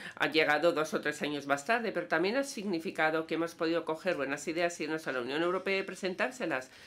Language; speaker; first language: Spanish; non-native, fluent; Danish